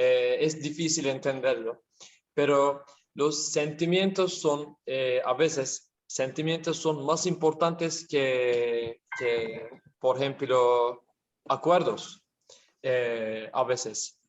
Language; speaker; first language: Spanish; non-native, learner; Turkish